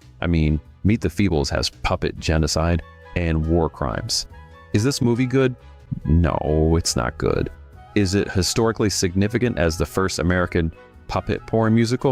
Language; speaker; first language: English; native; English